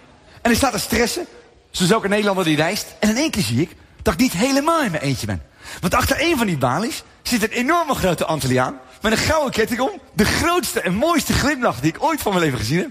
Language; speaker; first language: Dutch; native; Dutch